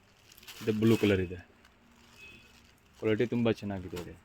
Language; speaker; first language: Kannada; non-native, local second language; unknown